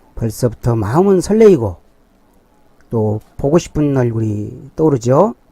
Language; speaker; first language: Korean; native; Korean